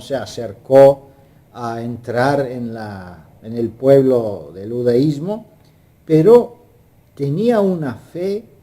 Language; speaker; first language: Spanish; non-native, fluent; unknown